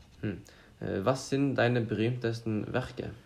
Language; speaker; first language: German; non-native, learner; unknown